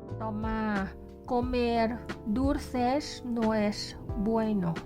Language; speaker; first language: Spanish; non-native, learner; Thai